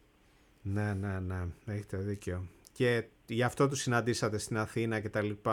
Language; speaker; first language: Greek; native; Greek